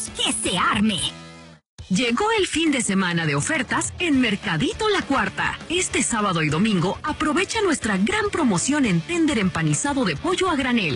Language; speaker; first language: Spanish; native; Spanish